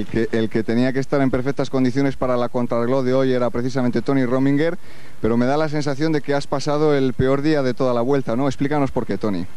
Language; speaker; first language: Spanish; native; Spanish